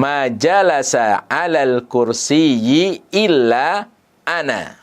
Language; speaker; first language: Arabic; non-native, fluent; Indonesian